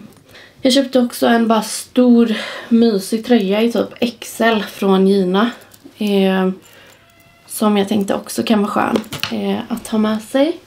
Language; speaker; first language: Swedish; native; Swedish